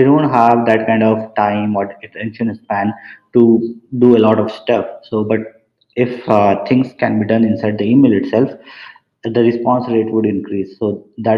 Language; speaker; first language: English; non-native, local second language; Hindi